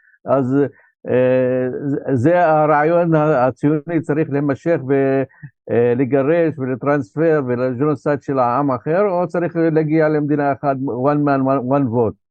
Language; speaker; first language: Hebrew; non-native, local second language; Arabic